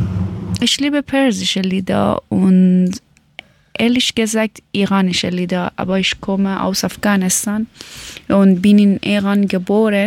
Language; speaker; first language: German; non-native, learner; Persian